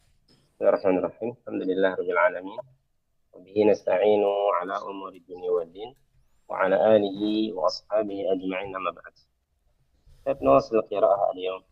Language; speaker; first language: Arabic; non-native, fluent; Indonesian